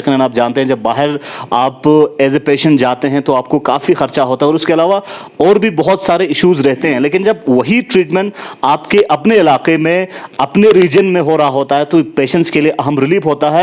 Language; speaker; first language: Hindi; non-native, local second language; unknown